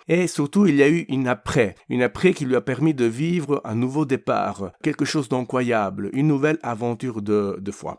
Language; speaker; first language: French; non-native, fluent; Italian